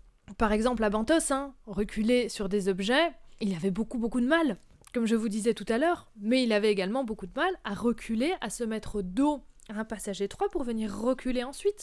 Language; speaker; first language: French; native; French